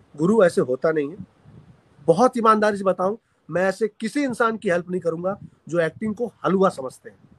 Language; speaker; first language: Hindi; native; Hindi